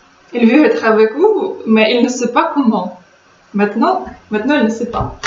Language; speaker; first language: French; non-native, fluent; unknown